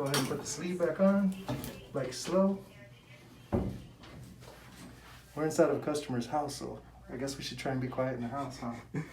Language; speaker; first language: English; native; English